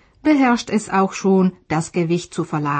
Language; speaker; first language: German; native; German